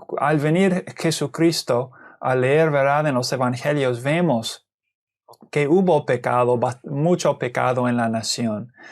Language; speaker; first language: Spanish; non-native, fluent; English